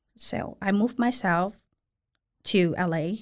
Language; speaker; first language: English; non-native, learner; Thai